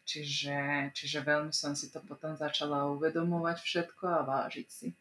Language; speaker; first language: Slovak; early bilingual, heritage; Slovak